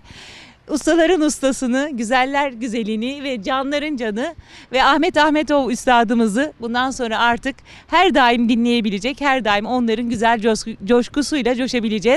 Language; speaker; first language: Turkish; native; Turkish